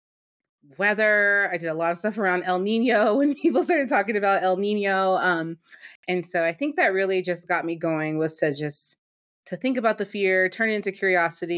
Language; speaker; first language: English; native; English